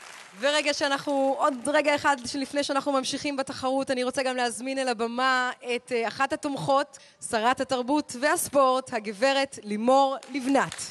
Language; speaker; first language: Hebrew; native; Hebrew